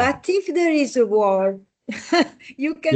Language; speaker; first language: English; non-native, fluent; Italian